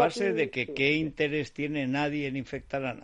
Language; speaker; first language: Spanish; native; Spanish